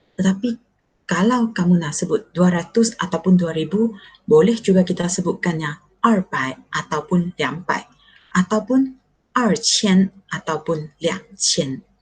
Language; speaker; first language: Malay; non-native, local second language; Chinese